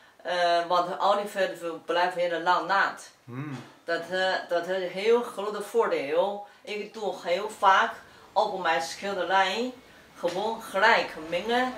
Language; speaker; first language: Dutch; non-native, fluent; Chinese